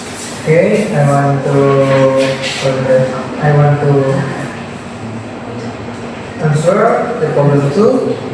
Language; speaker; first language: English; non-native, learner; Indonesian